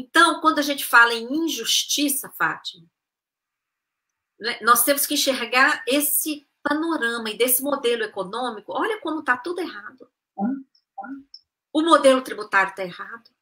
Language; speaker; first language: Portuguese; native; Portuguese